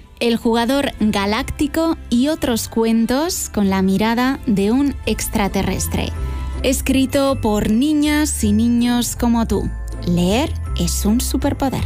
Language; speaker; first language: Spanish; native; Spanish